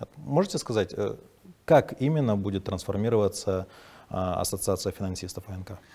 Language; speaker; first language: Russian; native; Russian